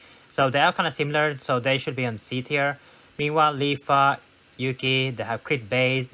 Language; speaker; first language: English; non-native, fluent; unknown